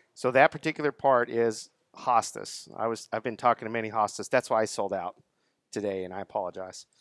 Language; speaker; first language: English; native; English